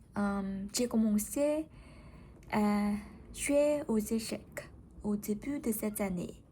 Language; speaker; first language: French; non-native, learner; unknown